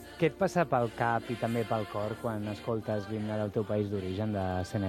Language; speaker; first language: Catalan; native; Catalan